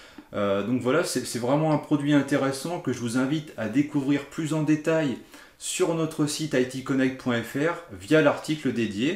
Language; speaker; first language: French; native; French